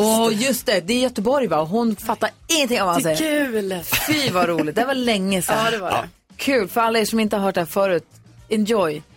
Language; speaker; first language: Swedish; native; Swedish